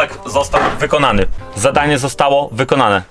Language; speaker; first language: Polish; native; Polish